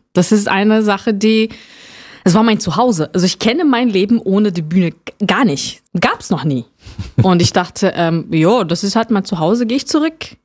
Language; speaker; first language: German; non-native, fluent; Portuguese